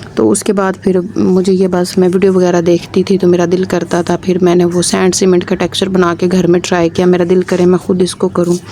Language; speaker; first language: Urdu; non-native, local second language; Punjabi